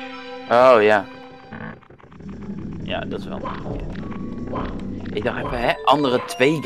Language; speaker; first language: Dutch; native; Dutch